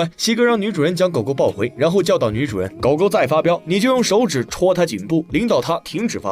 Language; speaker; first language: Chinese; native; Chinese